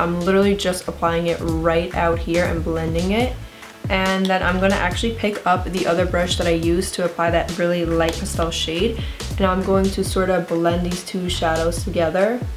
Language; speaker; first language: English; native; English